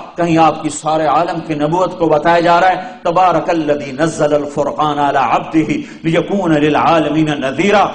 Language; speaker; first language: Urdu; non-native, local second language; Punjabi